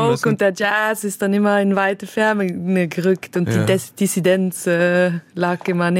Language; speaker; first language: German; native; German